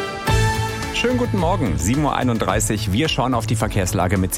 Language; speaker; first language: German; native; German